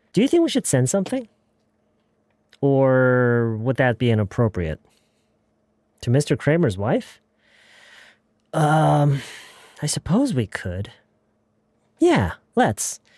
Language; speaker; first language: English; non-native, fluent; Korean